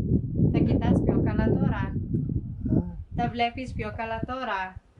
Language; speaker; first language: Greek; early bilingual, heritage; English